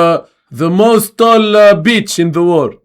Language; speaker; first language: English; non-native, learner; Arabic